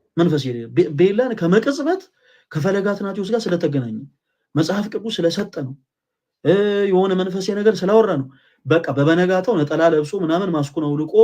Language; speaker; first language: Amharic; native; Amharic